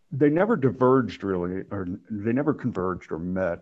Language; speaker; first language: English; native; English